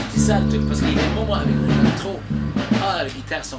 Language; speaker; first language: French; non-native, fluent; English